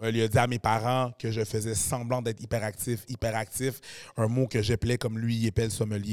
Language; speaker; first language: French; native; French